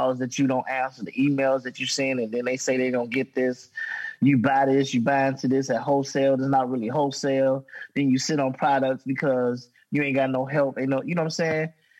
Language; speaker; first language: English; native; English